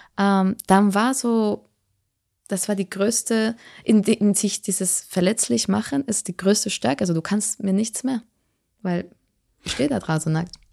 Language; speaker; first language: German; non-native, fluent; Spanish